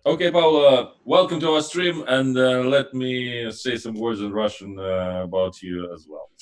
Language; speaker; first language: English; non-native, fluent; Russian